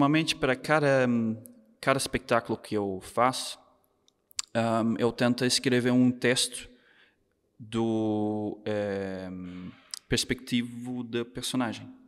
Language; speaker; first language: Portuguese; non-native, fluent; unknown